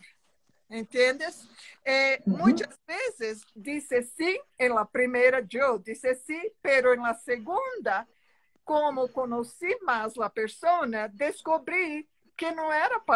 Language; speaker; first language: Spanish; non-native, learner; Portuguese